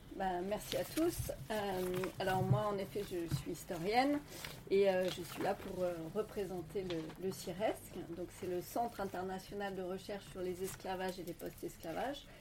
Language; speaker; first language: French; native; French